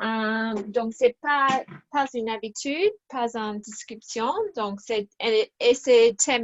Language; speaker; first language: French; non-native, learner; English